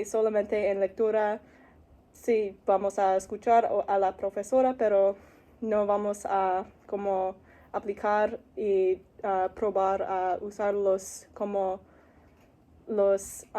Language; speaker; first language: Spanish; non-native, learner; English